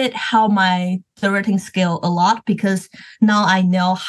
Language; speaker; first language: English; non-native, fluent; Chinese